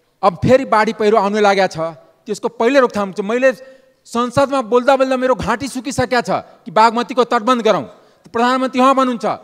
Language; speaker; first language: Nepali; non-native, local second language; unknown